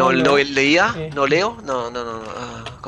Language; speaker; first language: Spanish; non-native, learner; English